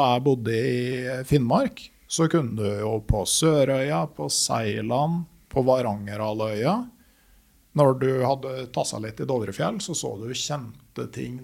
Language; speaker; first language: Norwegian; native; Norwegian